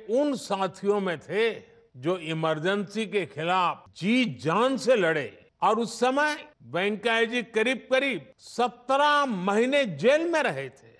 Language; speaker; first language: Hindi; non-native, local second language; Gujarati